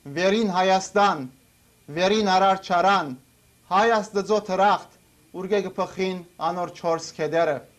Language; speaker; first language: Armenian; early bilingual, heritage; Armenian